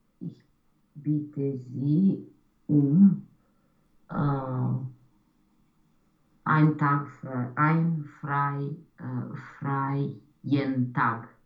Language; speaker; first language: German; non-native, learner; Romanian